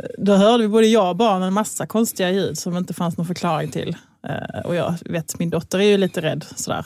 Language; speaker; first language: Swedish; native; Swedish